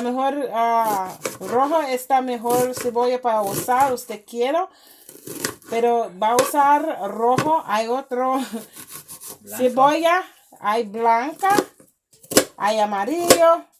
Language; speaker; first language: Spanish; non-native, learner; English